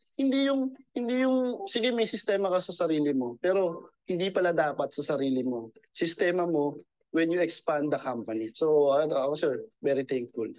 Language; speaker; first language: Filipino; native; Filipino